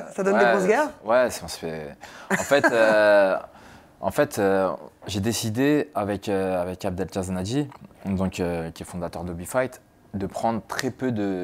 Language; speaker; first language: French; native; French